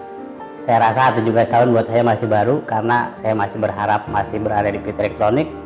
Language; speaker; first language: Indonesian; native; Indonesian